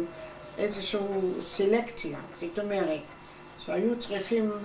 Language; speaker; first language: Hebrew; non-native, fluent; German